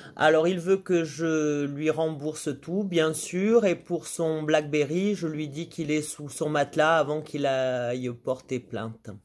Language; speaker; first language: French; native; French